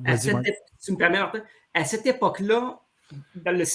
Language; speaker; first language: French; native; French